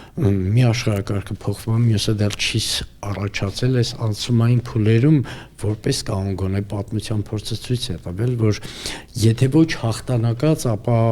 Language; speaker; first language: Armenian; native; Armenian